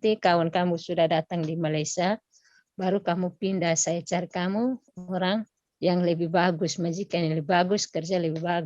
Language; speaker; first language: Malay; non-native, local second language; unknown